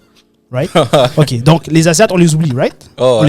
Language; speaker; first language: French; native; French